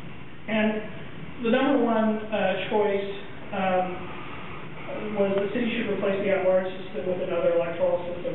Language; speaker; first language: English; native; English